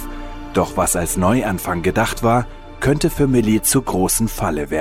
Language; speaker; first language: German; native; German